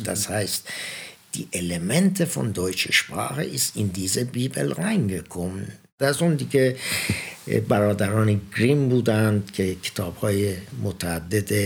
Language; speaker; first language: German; non-native, fluent; Persian